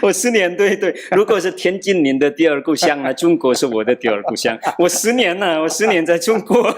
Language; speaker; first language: Chinese; non-native, fluent; Madurese